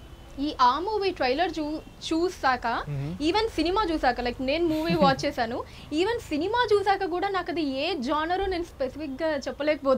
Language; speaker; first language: Telugu; native; Telugu